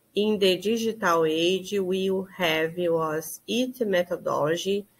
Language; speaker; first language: English; non-native, learner; Portuguese